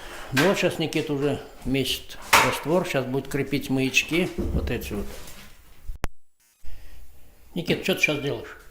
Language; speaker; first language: Russian; native; Russian